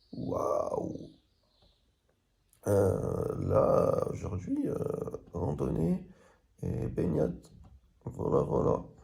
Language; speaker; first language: French; native; French